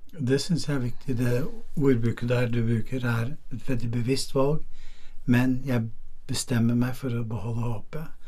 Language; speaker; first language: Norwegian; non-native, fluent; English